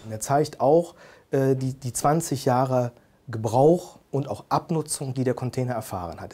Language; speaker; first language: German; native; German